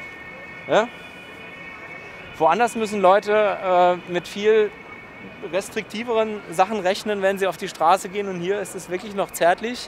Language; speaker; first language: German; native; German